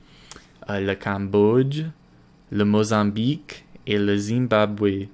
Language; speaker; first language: French; non-native, learner; English